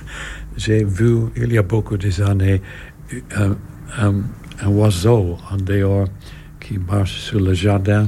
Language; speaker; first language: French; non-native, learner; English